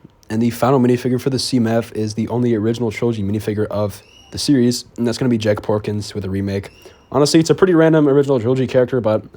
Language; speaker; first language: English; native; English